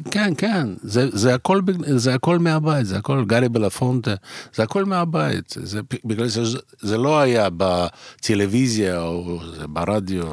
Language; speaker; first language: Hebrew; non-native, fluent; Russian